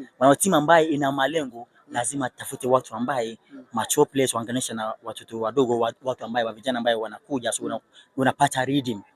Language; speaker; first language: Swahili; non-native, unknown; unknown